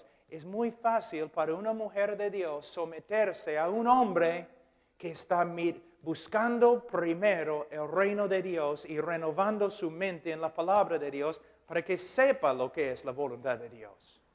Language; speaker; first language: Spanish; non-native, fluent; English